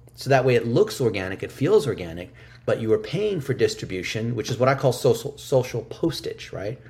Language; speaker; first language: English; early bilingual, other home language; Chinese